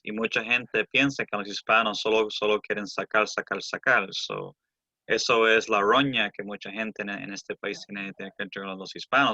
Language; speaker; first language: Spanish; early bilingual, heritage; English